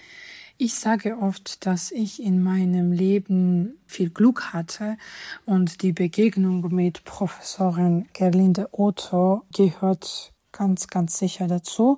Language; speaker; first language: German; non-native, fluent; Georgian